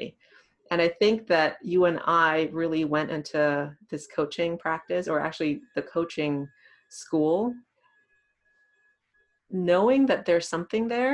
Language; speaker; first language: English; non-native, fluent; Thai